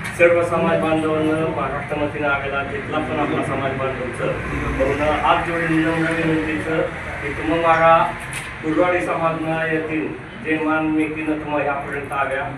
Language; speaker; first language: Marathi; non-native, local second language; Rajasthani